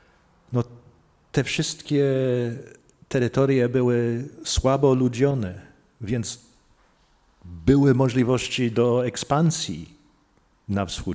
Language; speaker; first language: Polish; non-native, fluent; English